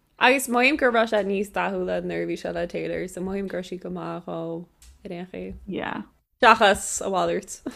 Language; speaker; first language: Irish; non-native, local second language; English